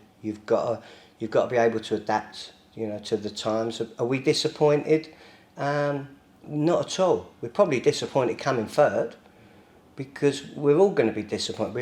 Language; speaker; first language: English; native; English